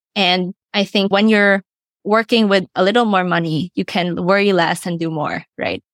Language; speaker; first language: English; non-native, local second language; Filipino